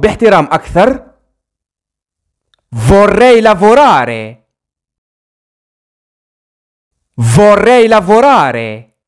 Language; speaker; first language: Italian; non-native, fluent; Arabic